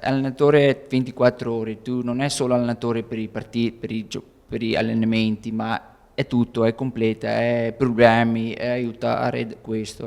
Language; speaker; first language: Italian; non-native, learner; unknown